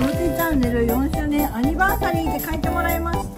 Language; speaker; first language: Japanese; native; Japanese